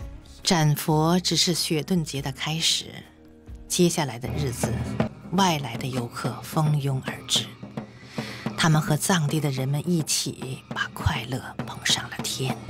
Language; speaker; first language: Chinese; native; Chinese